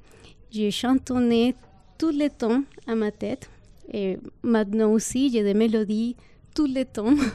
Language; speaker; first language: French; non-native, fluent; Spanish